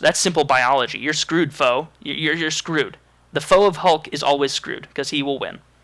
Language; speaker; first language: English; native; English